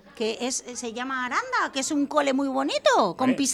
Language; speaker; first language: Spanish; native; Spanish